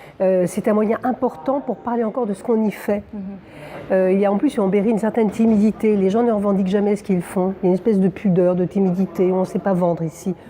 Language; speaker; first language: French; native; French